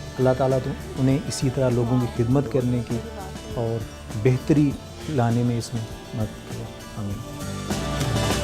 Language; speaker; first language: Urdu; non-native, local second language; Punjabi